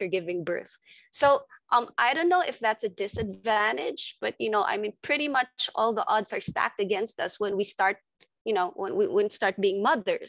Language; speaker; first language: English; non-native, local second language; Filipino